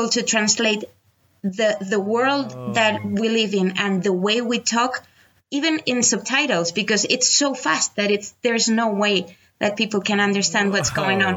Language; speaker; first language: English; non-native, fluent; Spanish